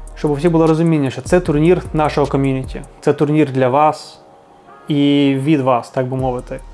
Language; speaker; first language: Ukrainian; non-native, local second language; Russian